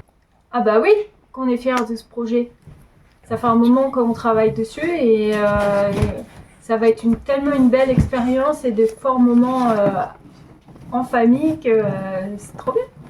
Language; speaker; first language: French; native; French